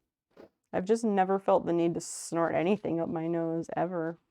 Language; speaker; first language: English; native; English